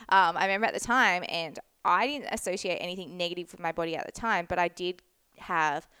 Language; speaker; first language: English; native; English